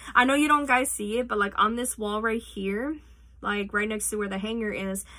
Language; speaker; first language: English; native; English